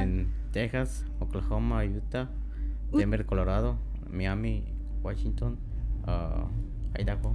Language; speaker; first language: Spanish; native; Spanish